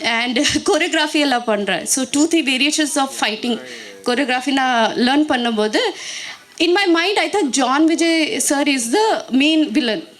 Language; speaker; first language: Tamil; non-native, learner; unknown